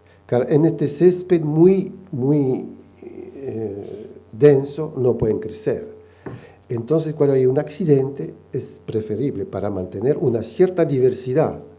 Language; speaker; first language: Spanish; non-native, fluent; French